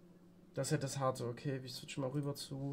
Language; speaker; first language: German; native; German